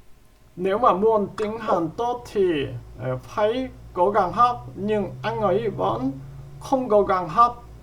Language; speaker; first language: Vietnamese; non-native, learner; Korean